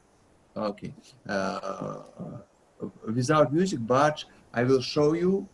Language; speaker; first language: English; non-native, learner; Russian